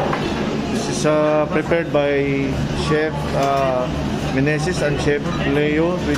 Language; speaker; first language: English; non-native, local second language; Filipino